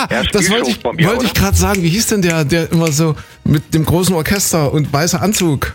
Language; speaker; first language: German; native; German